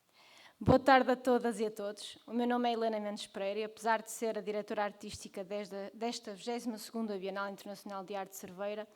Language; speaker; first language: Portuguese; native; Portuguese